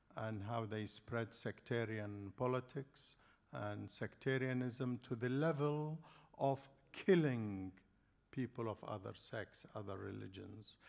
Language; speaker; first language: English; non-native, fluent; Arabic